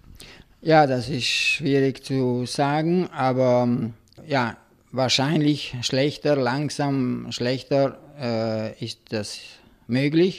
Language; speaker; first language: German; non-native, local second language; Italian